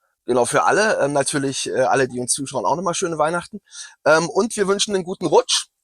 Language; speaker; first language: German; native; German